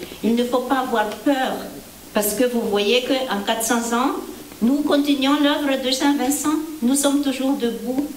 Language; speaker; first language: French; non-native, local second language; Malagasy